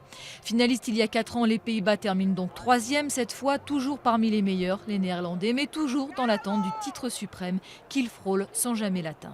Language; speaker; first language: French; native; French